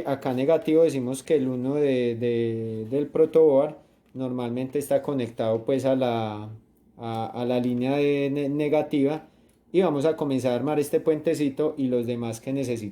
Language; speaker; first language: Spanish; native; Spanish